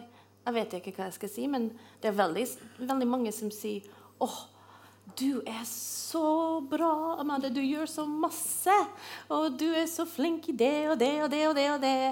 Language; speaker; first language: Norwegian; non-native, fluent; English